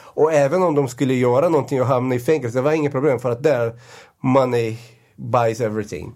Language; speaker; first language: Swedish; non-native, fluent; Portuguese